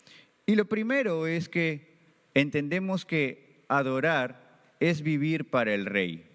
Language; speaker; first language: Spanish; native; Spanish